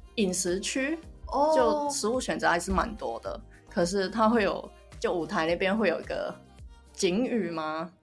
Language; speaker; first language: Chinese; non-native, local second language; Cantonese